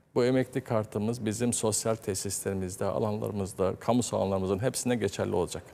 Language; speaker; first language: Turkish; native; Turkish